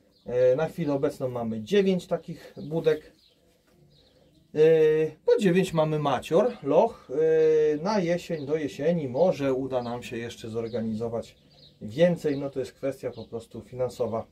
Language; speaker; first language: Polish; native; Polish